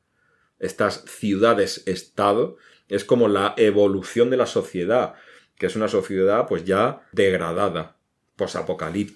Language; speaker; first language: Spanish; native; Spanish